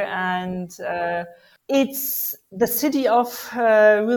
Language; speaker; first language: English; non-native, fluent; German